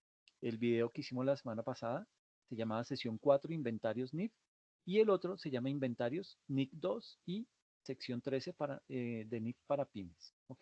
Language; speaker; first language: Spanish; native; Spanish